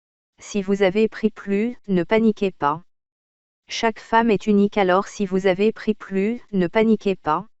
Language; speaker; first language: French; native; French